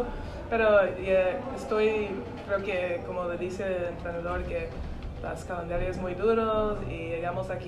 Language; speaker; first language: Spanish; non-native, learner; English